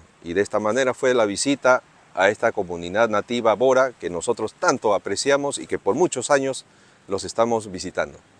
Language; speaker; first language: Spanish; native; Spanish